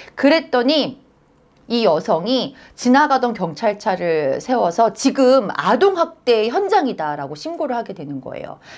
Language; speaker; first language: Korean; native; Korean